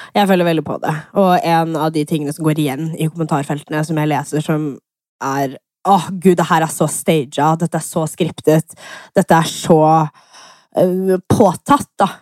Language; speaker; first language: Norwegian; early bilingual, other home language; English